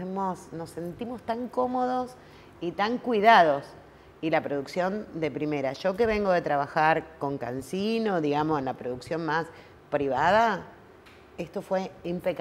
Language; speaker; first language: Spanish; native; Spanish